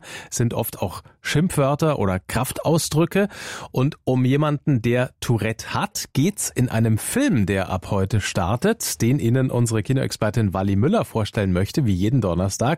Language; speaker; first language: German; native; German